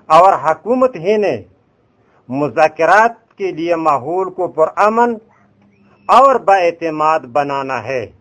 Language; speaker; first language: Urdu; non-native, local second language; Pashto